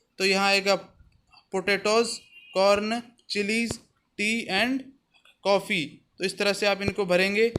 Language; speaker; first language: Hindi; native; Hindi